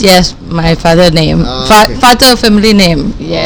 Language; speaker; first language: English; non-native, learner; Thai